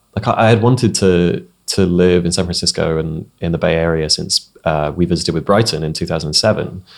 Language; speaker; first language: English; native; English